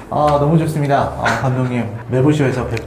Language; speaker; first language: Korean; native; Korean